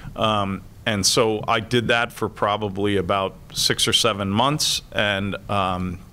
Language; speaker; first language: English; native; English